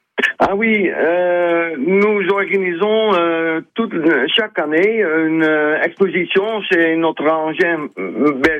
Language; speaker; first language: French; non-native, learner; Dutch